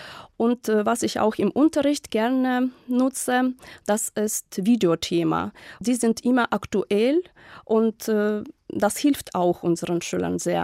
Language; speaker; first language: German; non-native, fluent; Ukrainian